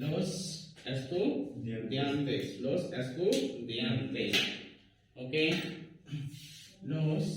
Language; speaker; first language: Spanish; non-native, learner; Hindi